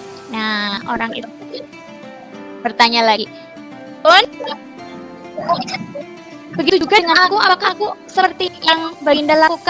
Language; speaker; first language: Indonesian; native; Indonesian